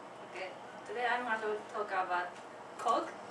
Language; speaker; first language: English; non-native, learner; Japanese